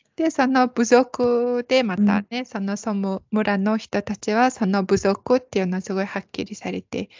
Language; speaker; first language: Japanese; non-native, fluent; Mongolian